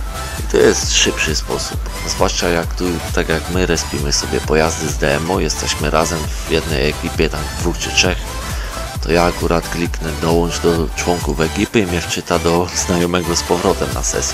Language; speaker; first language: Polish; native; Polish